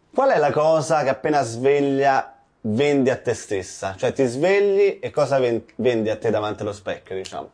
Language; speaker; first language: Italian; native; Italian